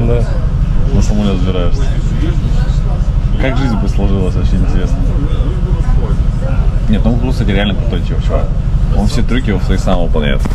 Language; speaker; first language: Russian; native; Russian